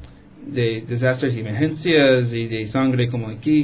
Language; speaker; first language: Spanish; non-native, fluent; English